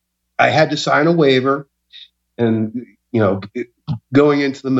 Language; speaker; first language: English; native; English